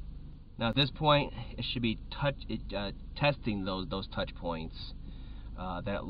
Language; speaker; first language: English; native; English